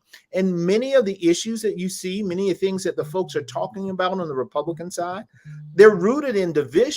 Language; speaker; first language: English; native; English